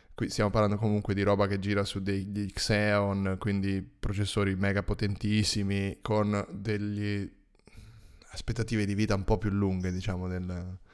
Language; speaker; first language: Italian; native; Italian